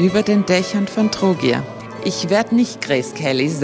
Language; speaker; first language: German; native; German